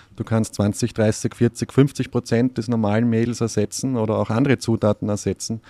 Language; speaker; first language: German; native; German